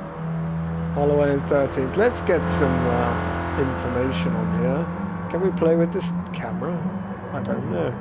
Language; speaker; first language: English; native; English